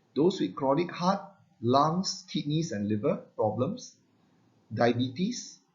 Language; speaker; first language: English; non-native, local second language; Malay